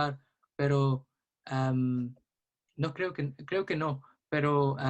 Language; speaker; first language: Spanish; non-native, learner; English